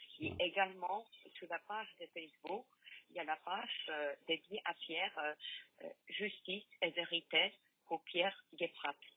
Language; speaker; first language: French; non-native, learner; Polish